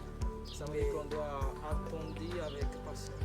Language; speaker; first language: French; non-native, learner; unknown